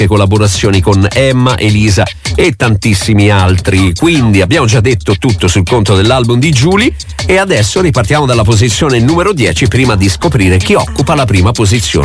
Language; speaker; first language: Italian; native; Italian